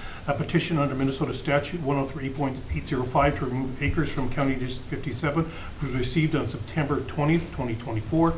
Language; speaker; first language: English; native; English